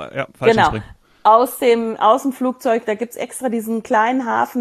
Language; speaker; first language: German; native; German